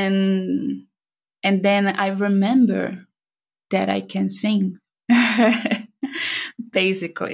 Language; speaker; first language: English; non-native, fluent; Portuguese